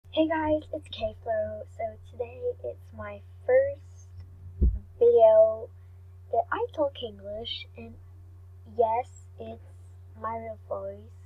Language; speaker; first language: English; non-native, learner; French